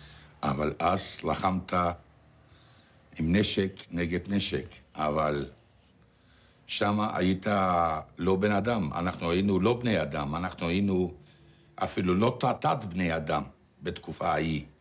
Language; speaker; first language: Hebrew; non-native, fluent; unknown